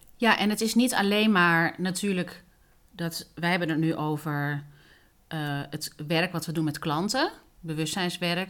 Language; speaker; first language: Dutch; early bilingual, other home language; Spanish